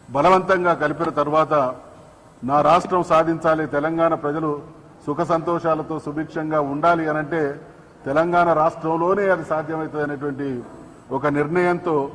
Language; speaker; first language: Telugu; native; Telugu